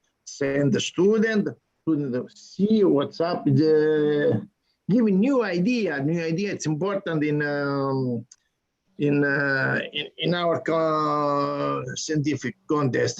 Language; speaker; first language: English; non-native, learner; Italian